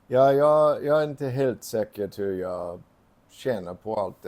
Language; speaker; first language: Swedish; non-native, fluent; English